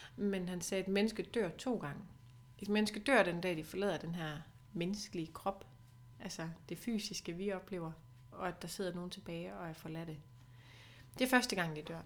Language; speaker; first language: Danish; native; Danish